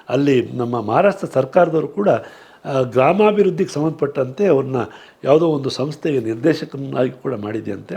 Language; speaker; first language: Kannada; native; Kannada